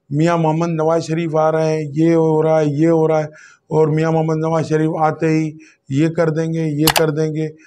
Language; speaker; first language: Urdu; non-native, local second language; Sindhi